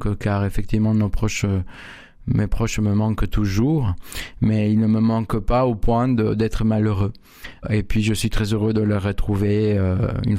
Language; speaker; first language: French; non-native, fluent; Spanish